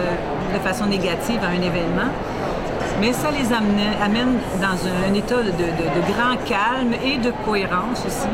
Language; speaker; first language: French; native; French